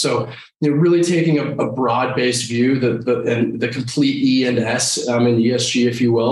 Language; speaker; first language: English; native; English